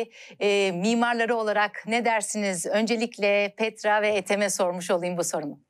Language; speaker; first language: Turkish; native; Turkish